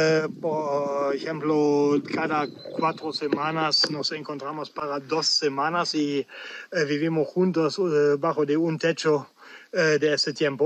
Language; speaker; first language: Spanish; non-native, learner; German